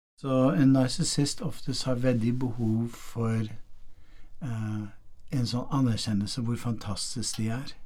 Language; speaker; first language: Norwegian; non-native, fluent; English